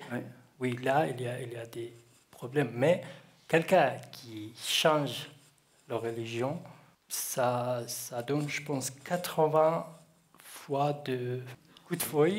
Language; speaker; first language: French; non-native, learner; Kurdish